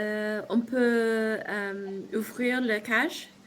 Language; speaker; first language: French; non-native, learner; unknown